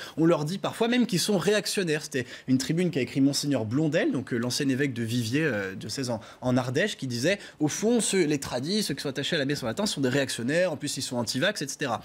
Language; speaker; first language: French; native; French